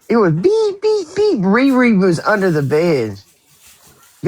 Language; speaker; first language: English; native; English